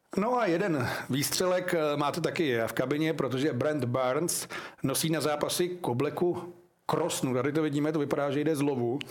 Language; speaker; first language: Czech; native; Czech